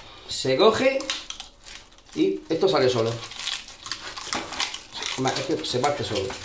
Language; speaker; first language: Spanish; native; Spanish